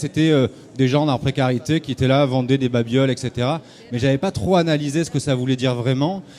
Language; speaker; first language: French; native; French